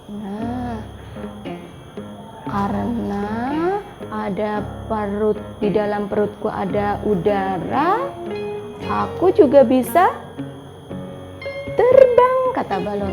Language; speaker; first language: Indonesian; native; Indonesian